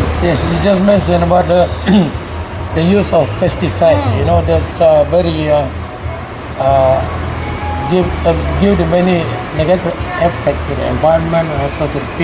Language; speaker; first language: English; non-native, learner; Indonesian